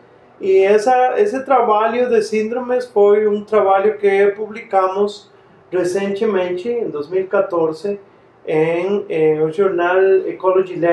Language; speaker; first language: Portuguese; non-native, fluent; Spanish